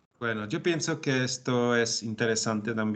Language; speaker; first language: Spanish; non-native, learner; Czech